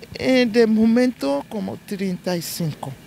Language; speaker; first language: Spanish; non-native, learner; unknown